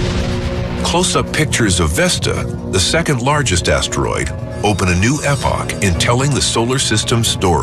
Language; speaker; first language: English; native; English